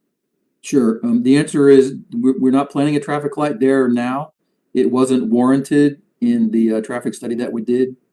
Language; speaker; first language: English; native; English